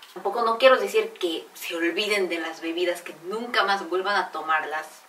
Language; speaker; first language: Spanish; non-native, fluent; Korean